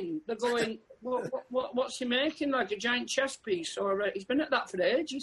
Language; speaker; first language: English; native; English